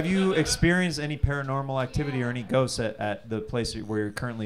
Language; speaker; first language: English; native; English